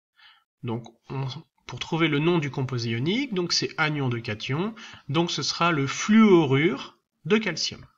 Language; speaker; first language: French; native; French